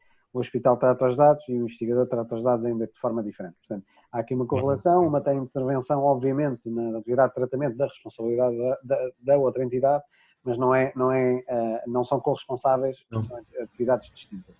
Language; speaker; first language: Portuguese; native; Portuguese